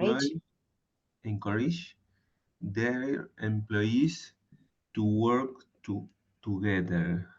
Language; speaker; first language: English; non-native, learner; Spanish